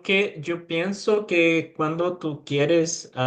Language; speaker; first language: Spanish; non-native, fluent; Portuguese